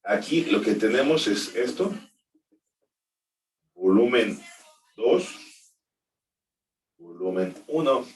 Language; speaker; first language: Spanish; native; Spanish